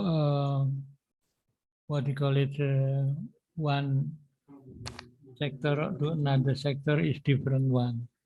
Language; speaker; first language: English; non-native, learner; Indonesian